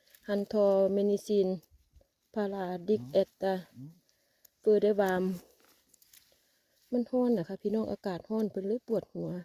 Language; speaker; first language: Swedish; non-native, learner; Thai